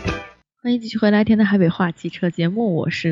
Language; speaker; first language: Chinese; native; Chinese